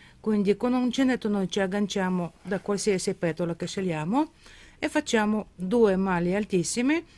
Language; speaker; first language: Italian; non-native, fluent; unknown